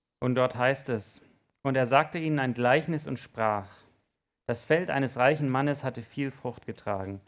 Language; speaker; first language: German; native; German